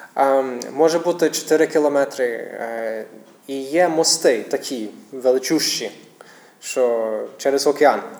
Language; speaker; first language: Ukrainian; non-native, fluent; English